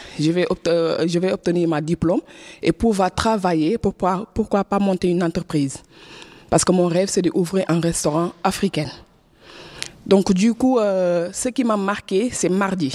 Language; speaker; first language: French; non-native, fluent; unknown